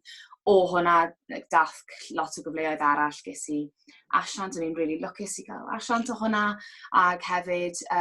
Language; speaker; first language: Welsh; native; Welsh